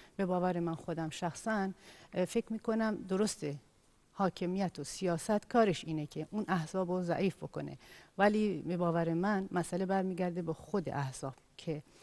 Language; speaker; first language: Persian; non-native, local second language; Kurdish